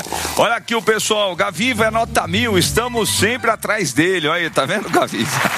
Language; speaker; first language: Portuguese; native; Portuguese